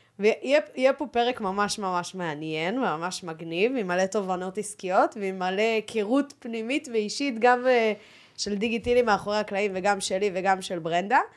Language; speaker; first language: Hebrew; native; Hebrew